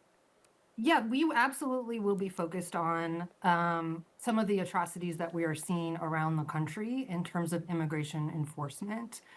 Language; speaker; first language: English; native; English